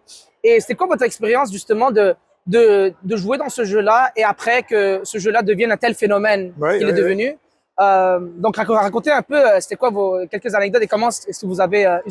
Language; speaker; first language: French; native; French